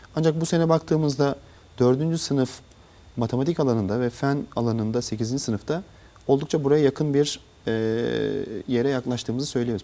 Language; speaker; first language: Turkish; native; Turkish